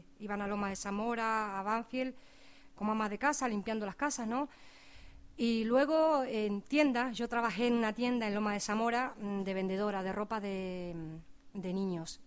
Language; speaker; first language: Spanish; native; Spanish